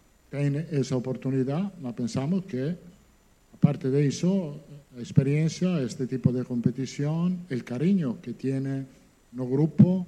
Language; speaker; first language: Portuguese; non-native, learner; Italian